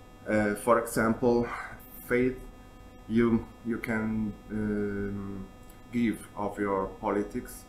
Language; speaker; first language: English; non-native, learner; Italian